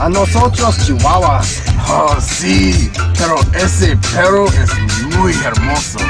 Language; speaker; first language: Spanish; non-native, learner; English